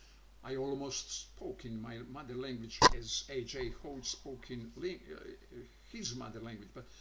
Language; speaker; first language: English; non-native, learner; Croatian